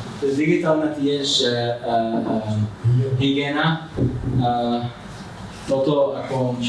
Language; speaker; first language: Slovak; non-native, fluent; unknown